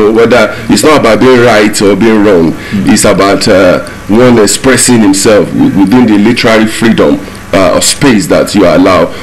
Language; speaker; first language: English; non-native, local second language; Yoruba